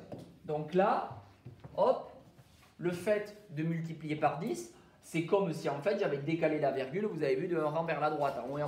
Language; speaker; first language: French; native; French